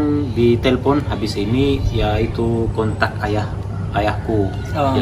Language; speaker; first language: Indonesian; non-native, fluent; Arabic